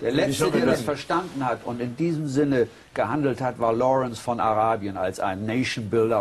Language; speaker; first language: German; native; German